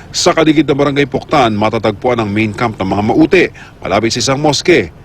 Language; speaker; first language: Filipino; native; Filipino